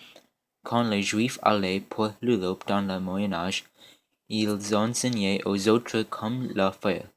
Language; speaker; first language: French; non-native, learner; English